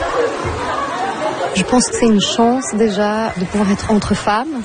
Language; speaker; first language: French; non-native, fluent; Portuguese